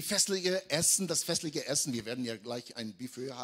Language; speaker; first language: German; non-native, fluent; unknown